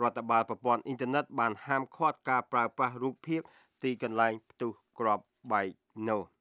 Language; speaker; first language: Khmer; native; Khmer